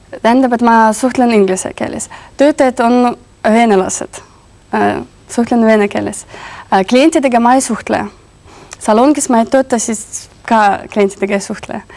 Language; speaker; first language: Estonian; non-native, local second language; Russian